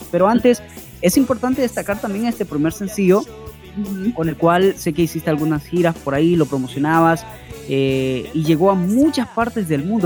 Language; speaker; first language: Spanish; native; Spanish